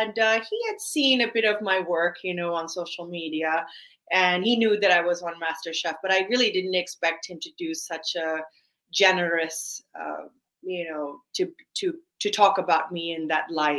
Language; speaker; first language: English; native; English